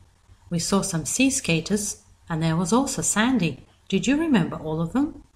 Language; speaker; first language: English; native; English